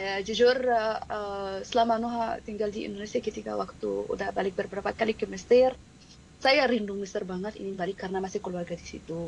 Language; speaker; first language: Indonesian; non-native, fluent; Arabic